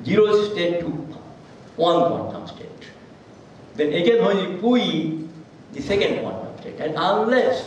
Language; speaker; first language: English; non-native, local second language; Bangla